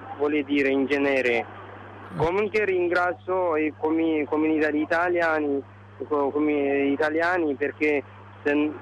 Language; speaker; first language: Italian; non-native, learner; Tigrinya